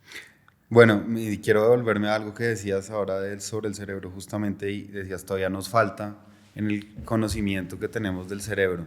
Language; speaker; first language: Spanish; native; Spanish